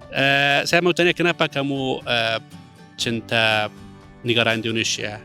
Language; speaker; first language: Indonesian; non-native, fluent; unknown